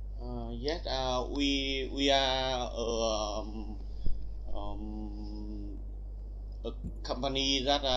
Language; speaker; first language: English; non-native, learner; Vietnamese